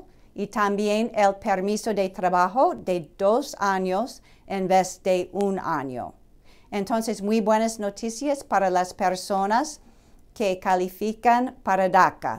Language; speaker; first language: Spanish; non-native, fluent; English